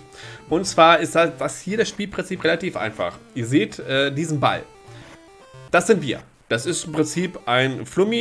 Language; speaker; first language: German; native; German